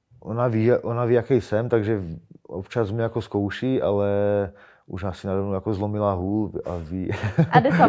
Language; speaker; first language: Czech; native; Czech